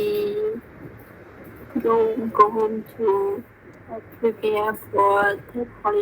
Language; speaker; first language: English; non-native, learner; Vietnamese